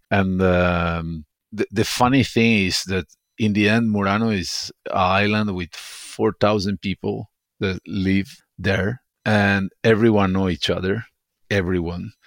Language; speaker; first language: English; non-native, fluent; Italian